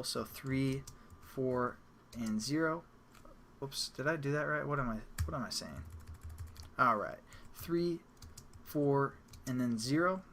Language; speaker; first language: English; native; English